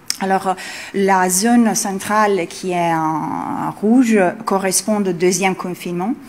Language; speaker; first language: French; non-native, fluent; Italian